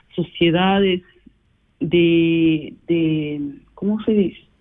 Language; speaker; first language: Spanish; non-native, fluent; Portuguese